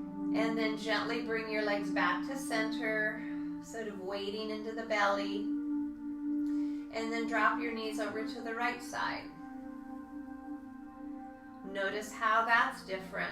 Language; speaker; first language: English; native; English